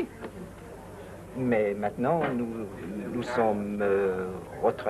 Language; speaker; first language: French; non-native, fluent; English